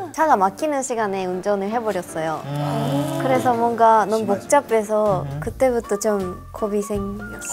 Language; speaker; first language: Korean; non-native, fluent; Japanese